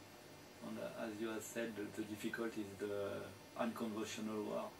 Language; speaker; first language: English; non-native, learner; French